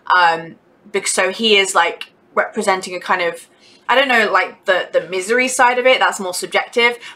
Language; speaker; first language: English; native; English